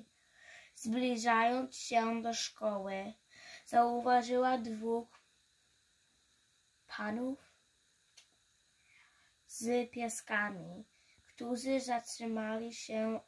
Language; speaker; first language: Polish; early bilingual, heritage; Polish